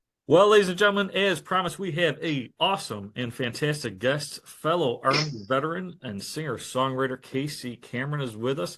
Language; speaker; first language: English; native; English